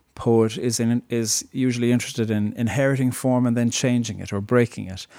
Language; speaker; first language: English; native; English